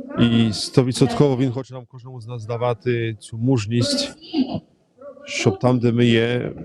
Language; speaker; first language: Ukrainian; non-native, fluent; Polish